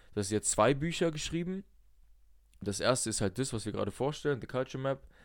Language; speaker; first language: German; early bilingual, other home language; Russian